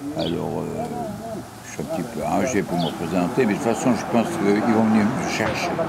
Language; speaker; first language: French; native; French